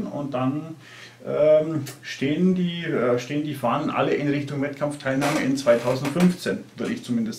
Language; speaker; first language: German; native; German